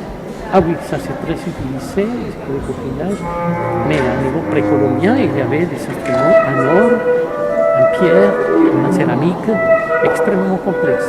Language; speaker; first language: French; non-native, fluent; Spanish